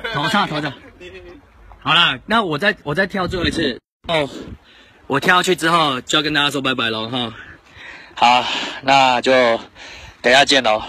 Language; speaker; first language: Chinese; native; Chinese